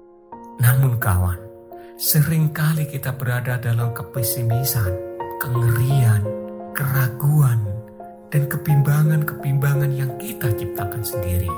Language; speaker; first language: Indonesian; native; Indonesian